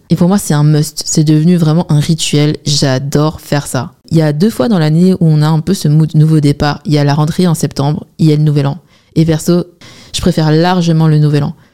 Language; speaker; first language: French; early bilingual, other home language; Chinese